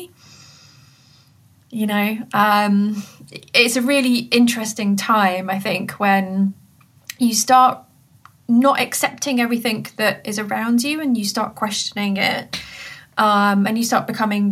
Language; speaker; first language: English; native; English